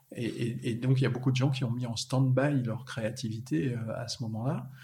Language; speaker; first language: French; native; French